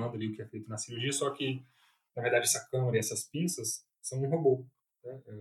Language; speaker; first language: Portuguese; native; Portuguese